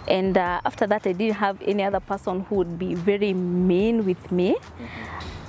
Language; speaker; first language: English; non-native, local second language; Kikuyu